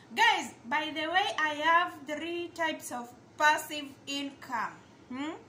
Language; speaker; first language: English; non-native, local second language; Kamba